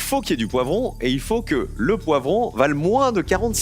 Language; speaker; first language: French; native; French